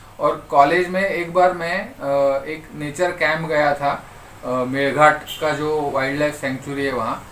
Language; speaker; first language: Hindi; non-native, local second language; Marathi